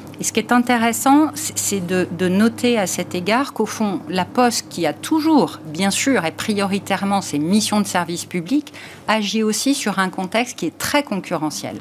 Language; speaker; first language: French; native; French